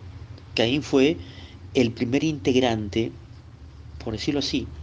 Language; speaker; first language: Spanish; native; Spanish